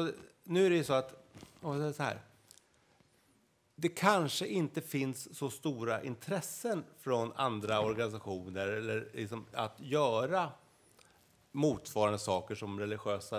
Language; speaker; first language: Swedish; native; Swedish